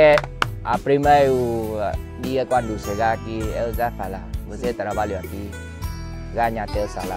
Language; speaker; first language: Portuguese; non-native, learner; Vietnamese